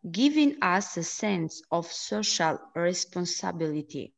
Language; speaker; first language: English; non-native, learner; Italian